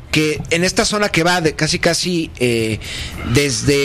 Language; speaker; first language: Spanish; native; Spanish